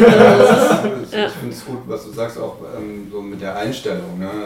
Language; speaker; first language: German; native; German